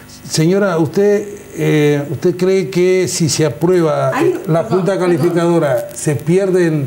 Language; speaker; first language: Spanish; native; Spanish